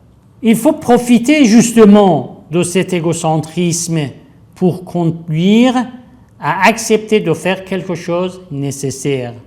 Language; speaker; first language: French; non-native, fluent; Persian